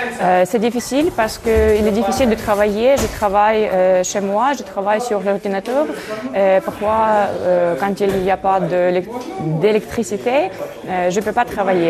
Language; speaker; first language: French; non-native, fluent; Ukrainian